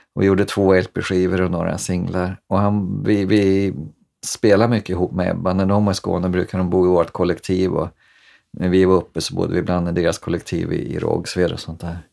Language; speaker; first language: Swedish; native; Swedish